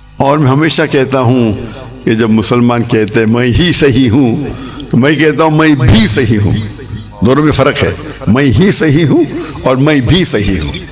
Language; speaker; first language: Urdu; non-native, local second language; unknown